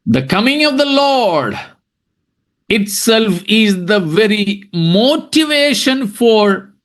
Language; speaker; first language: English; non-native, local second language; Malayalam